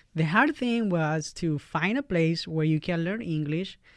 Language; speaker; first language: English; non-native, fluent; Spanish